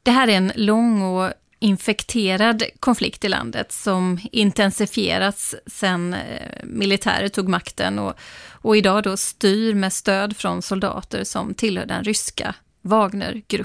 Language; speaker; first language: Swedish; native; Swedish